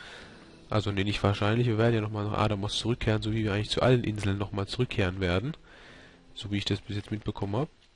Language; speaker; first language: German; native; German